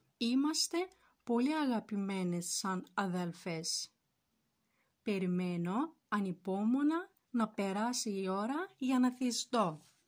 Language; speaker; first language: Greek; non-native, fluent; Turkish